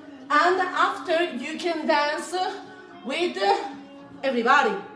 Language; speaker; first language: English; non-native, learner; Spanish